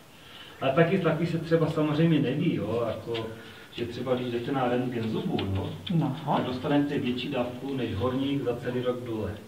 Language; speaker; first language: Czech; native; Czech